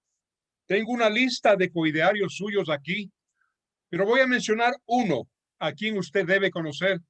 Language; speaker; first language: Spanish; native; Spanish